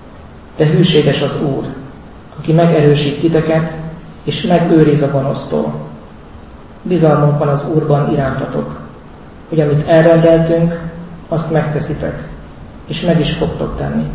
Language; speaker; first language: Hungarian; native; Hungarian